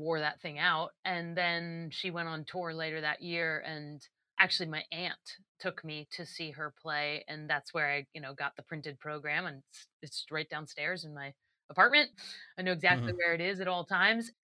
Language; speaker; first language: English; native; English